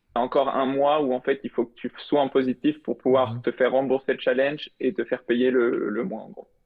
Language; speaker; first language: French; native; French